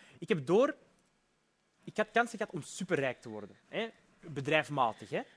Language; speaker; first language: Dutch; early bilingual, other home language; Berber languages